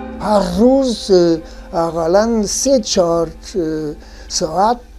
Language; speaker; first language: Persian; non-native, fluent; French